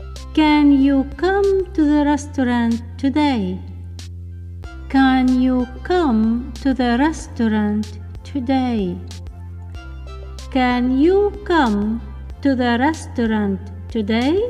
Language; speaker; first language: English; non-native, fluent; Arabic